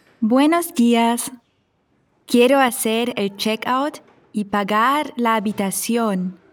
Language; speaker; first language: Spanish; non-native, fluent; German